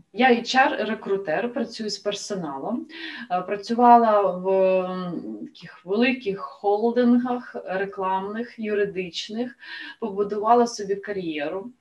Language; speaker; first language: Ukrainian; native; Ukrainian